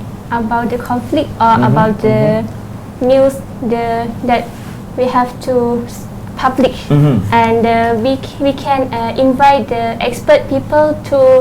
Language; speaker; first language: English; non-native, learner; Thai